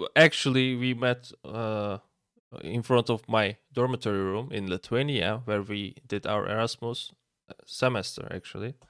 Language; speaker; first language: English; non-native, fluent; Turkish